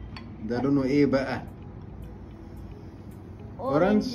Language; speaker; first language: Arabic; native; Arabic